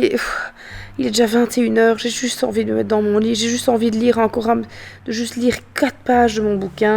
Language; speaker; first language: French; native; French